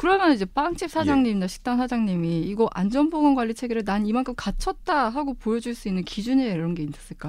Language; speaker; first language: Korean; native; Korean